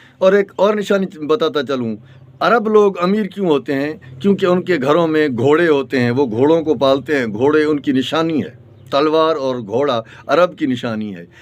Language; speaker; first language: Urdu; non-native, local second language; Sindhi